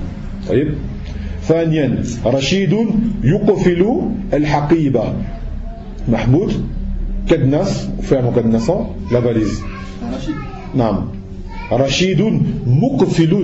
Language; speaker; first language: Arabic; non-native, fluent; French